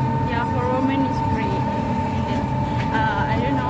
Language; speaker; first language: English; non-native, learner; Indonesian